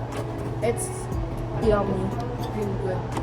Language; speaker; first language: English; non-native, local second language; Filipino